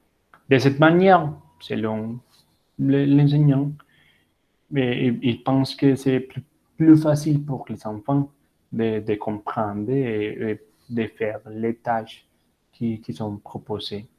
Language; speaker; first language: French; non-native, learner; Spanish